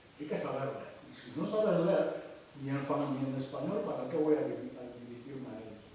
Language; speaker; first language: Spanish; non-native, local second language; Fang